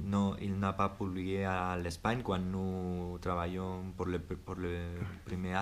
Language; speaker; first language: French; non-native, learner; Spanish